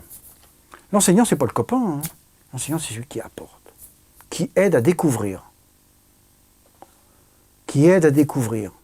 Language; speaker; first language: French; native; French